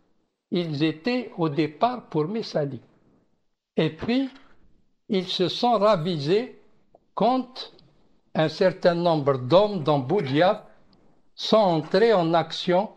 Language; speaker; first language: French; non-native, local second language; Arabic